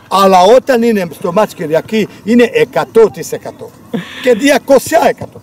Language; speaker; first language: Greek; non-native, learner; Bosnian